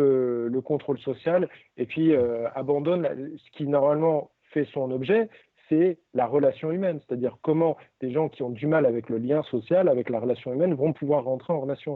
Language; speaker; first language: French; native; French